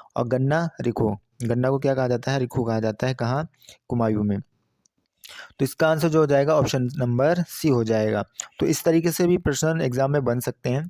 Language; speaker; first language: Hindi; native; Hindi